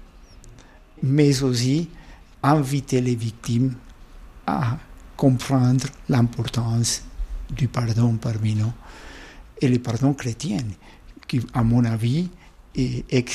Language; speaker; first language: French; non-native, fluent; Spanish